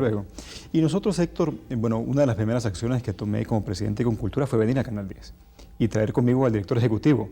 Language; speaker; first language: Spanish; native; Spanish